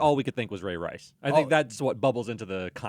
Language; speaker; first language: English; native; English